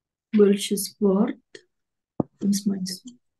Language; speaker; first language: German; non-native, learner; Indonesian